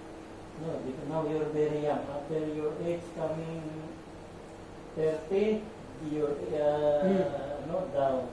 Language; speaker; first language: English; non-native, learner; Filipino